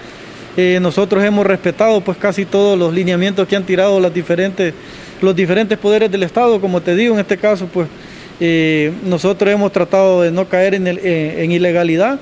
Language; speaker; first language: Spanish; native; Spanish